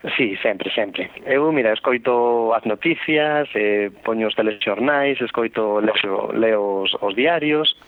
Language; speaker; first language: Galician; non-native, local second language; Spanish